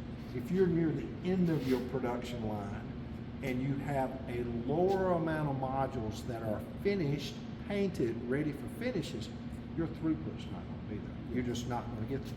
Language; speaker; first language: English; native; English